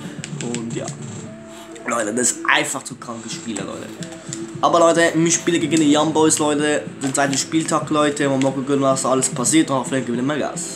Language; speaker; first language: German; early bilingual, other home language; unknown